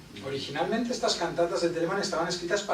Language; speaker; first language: Spanish; native; Spanish